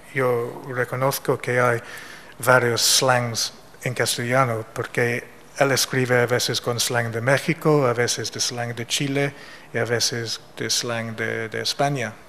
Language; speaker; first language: Spanish; non-native, fluent; English